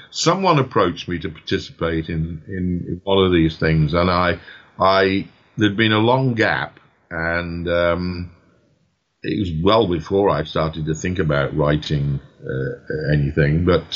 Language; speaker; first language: English; native; English